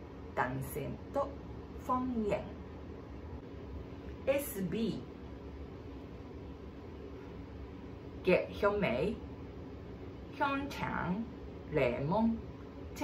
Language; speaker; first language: Cantonese; non-native, learner; Japanese